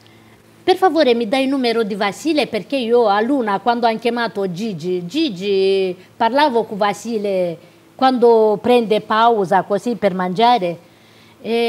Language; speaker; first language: Italian; non-native, local second language; Romanian